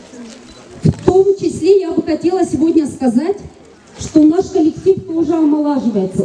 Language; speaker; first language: Russian; non-native, local second language; Gagauz